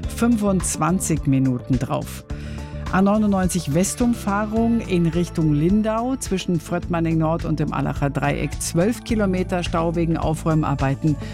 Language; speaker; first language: German; native; German